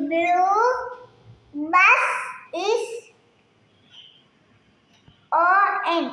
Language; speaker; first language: English; non-native, learner; Malayalam